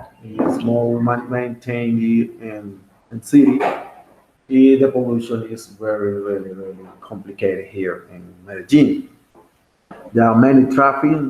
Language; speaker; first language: English; non-native, learner; Spanish